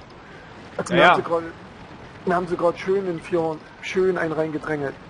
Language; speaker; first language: German; native; German